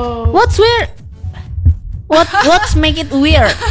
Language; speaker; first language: English; non-native, learner; Indonesian